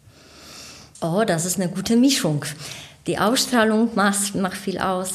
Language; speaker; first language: German; native; German